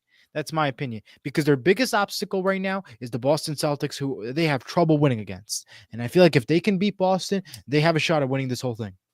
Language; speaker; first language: English; native; English